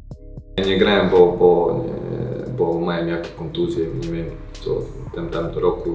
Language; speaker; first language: Polish; non-native, learner; Croatian